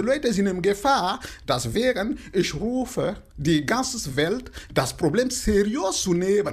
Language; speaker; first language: German; non-native, learner; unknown